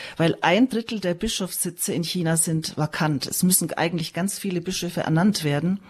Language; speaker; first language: German; native; German